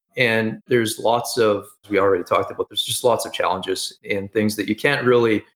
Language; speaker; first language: English; native; English